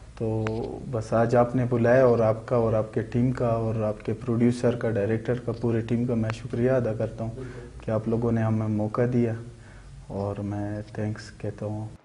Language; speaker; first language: Urdu; non-native, local second language; Pashto